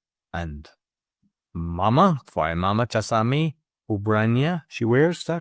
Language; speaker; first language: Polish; non-native, learner; English